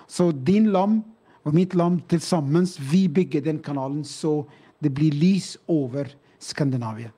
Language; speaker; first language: Norwegian; non-native, fluent; Arabic